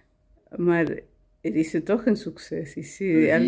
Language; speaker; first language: Dutch; non-native, learner; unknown